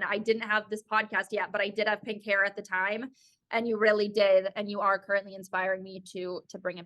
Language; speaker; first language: English; native; English